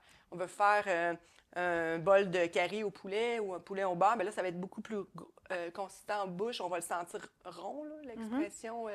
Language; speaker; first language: French; native; French